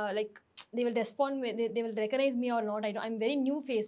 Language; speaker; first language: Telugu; non-native, learner; Tamil